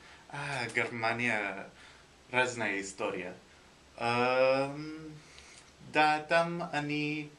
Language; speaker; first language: Russian; non-native, learner; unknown